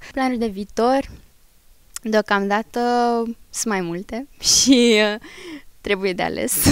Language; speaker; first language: Romanian; early bilingual, heritage; Romanian